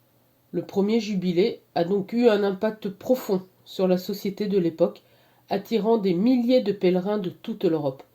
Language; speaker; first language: French; native; French